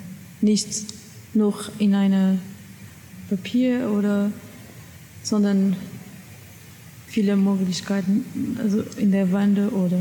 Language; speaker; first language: German; non-native, learner; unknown